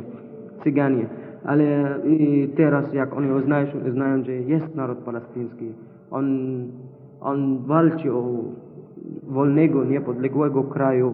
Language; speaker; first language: Polish; non-native, learner; Arabic